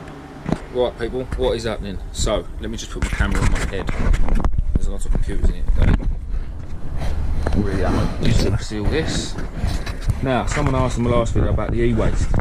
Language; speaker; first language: English; native; English